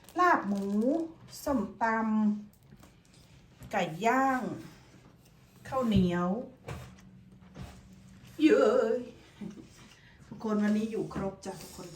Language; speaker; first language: Thai; native; Thai